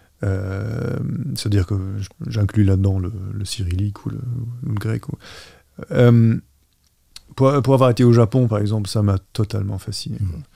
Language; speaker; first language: French; non-native, local second language; Luxembourgish